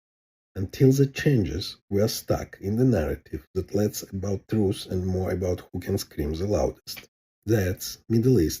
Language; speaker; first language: English; non-native, fluent; Hebrew